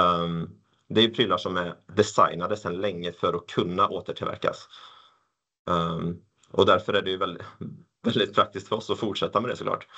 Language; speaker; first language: Swedish; native; Swedish